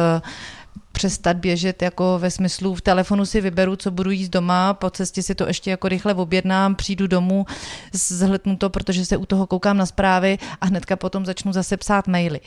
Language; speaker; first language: Czech; native; Czech